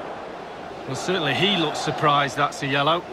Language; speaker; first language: English; native; English